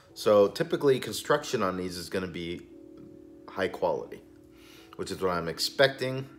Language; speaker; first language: English; native; English